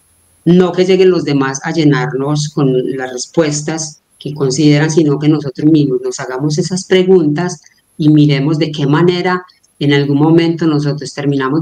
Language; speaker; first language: Spanish; native; Spanish